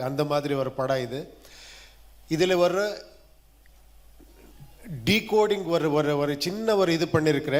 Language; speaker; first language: Tamil; non-native, learner; Kannada